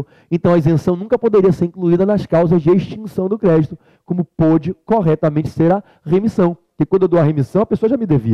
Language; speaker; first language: Portuguese; native; Portuguese